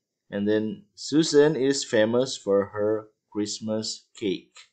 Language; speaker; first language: English; non-native, fluent; Indonesian